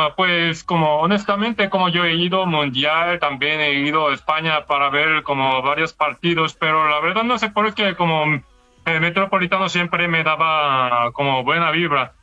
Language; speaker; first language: Spanish; non-native, learner; Korean